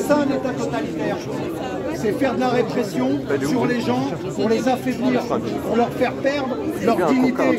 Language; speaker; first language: French; native; French